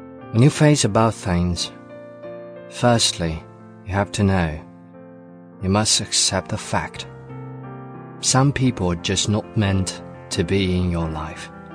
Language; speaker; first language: English; non-native, fluent; Chinese